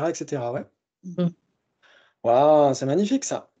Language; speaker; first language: French; native; French